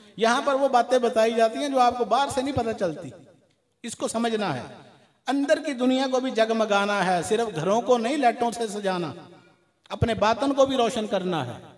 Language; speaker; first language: Urdu; non-native, local second language; Punjabi